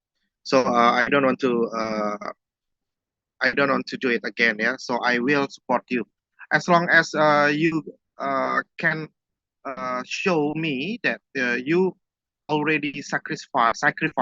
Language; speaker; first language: English; non-native, fluent; Indonesian